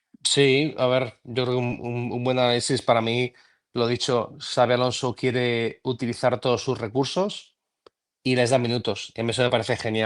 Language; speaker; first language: Spanish; native; Spanish